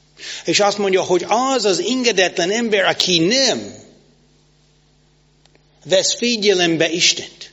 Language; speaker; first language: Hungarian; non-native, fluent; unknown